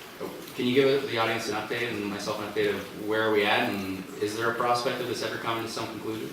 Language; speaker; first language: English; native; English